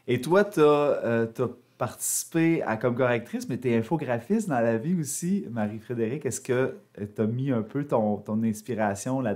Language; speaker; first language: French; native; French